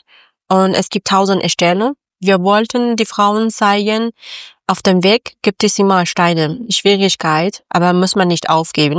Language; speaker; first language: German; non-native, learner; Persian